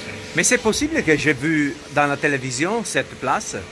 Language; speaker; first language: French; non-native, learner; Italian